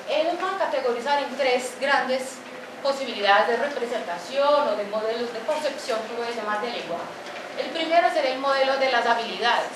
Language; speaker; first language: Spanish; non-native, fluent; Portuguese